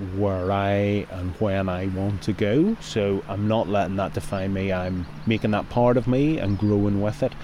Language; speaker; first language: English; native; English